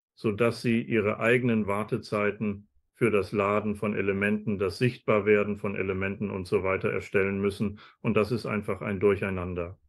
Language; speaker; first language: German; non-native, fluent; Spanish